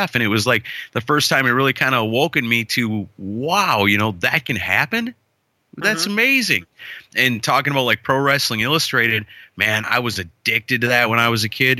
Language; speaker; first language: English; native; English